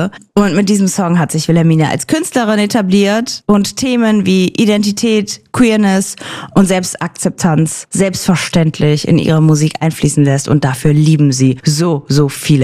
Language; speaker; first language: German; native; German